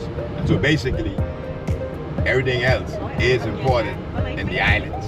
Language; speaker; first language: English; native; English